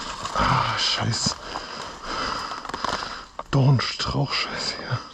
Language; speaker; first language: German; native; German